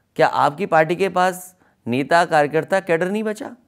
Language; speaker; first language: Hindi; native; Hindi